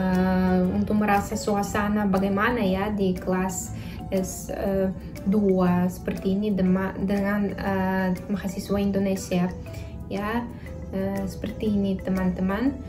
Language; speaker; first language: Indonesian; non-native, fluent; Russian